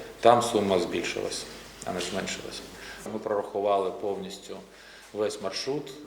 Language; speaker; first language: Ukrainian; native; Ukrainian